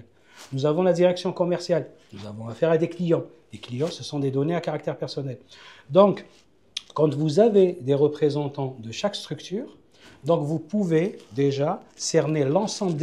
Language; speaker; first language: French; non-native, local second language; Arabic